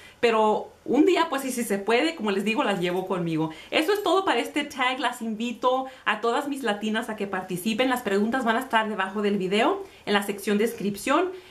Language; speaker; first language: Spanish; early bilingual, heritage; Spanish